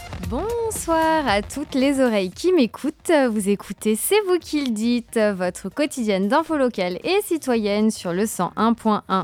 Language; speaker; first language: French; native; French